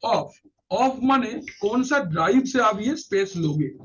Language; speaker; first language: Hindi; non-native, local second language; Bangla